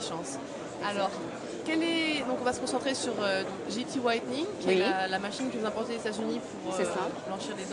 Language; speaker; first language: French; native; French